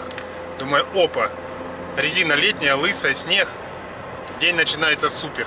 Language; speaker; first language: Russian; native; Russian